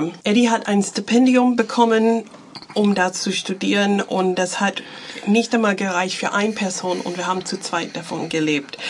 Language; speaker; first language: German; non-native, fluent; English